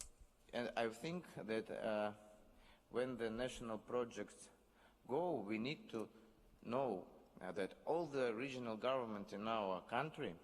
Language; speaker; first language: English; non-native, learner; Russian